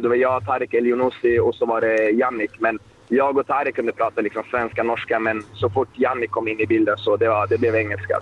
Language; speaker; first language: Swedish; native; Swedish